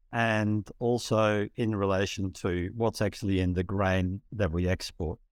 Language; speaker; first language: English; early bilingual, other home language; Dutch